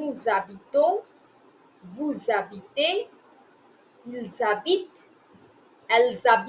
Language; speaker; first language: French; non-native, fluent; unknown